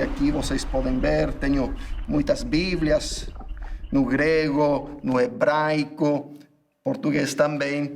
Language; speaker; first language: Portuguese; non-native, fluent; English